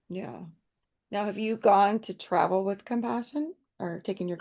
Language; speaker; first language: English; native; English